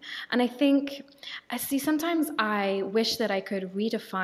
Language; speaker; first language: English; native; English